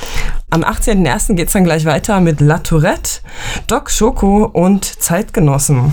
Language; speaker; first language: German; native; German